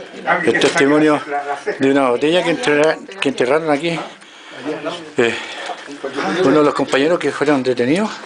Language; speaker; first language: Spanish; native; Spanish